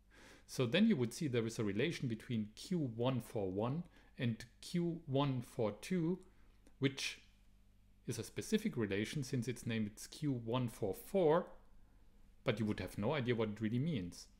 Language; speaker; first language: English; non-native, fluent; German